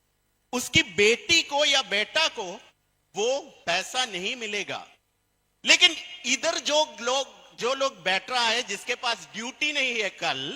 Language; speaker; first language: Hindi; non-native, fluent; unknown